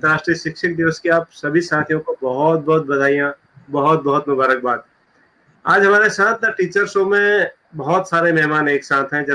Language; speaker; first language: Hindi; native; Hindi